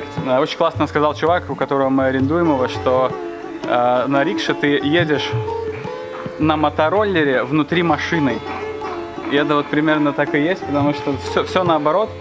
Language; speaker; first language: Russian; native; Russian